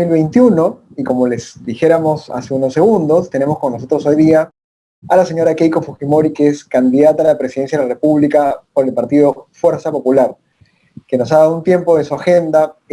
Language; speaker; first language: Spanish; native; Spanish